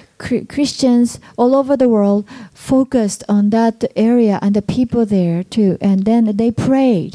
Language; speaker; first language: English; non-native, fluent; Japanese